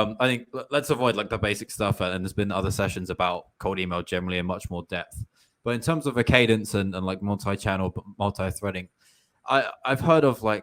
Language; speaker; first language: English; native; English